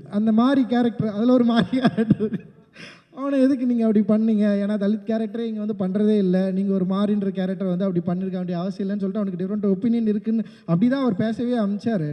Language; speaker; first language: Tamil; native; Tamil